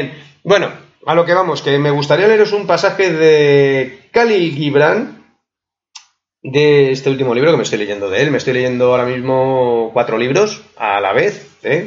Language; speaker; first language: Spanish; native; Spanish